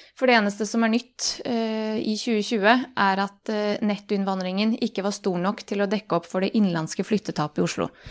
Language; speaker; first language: Norwegian; early bilingual, other home language; Bosnian